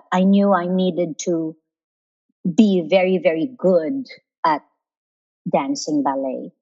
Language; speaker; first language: English; non-native, local second language; Filipino